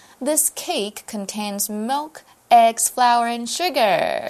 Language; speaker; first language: English; non-native, fluent; Chinese